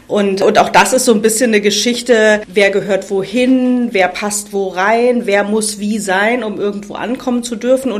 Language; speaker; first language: German; native; German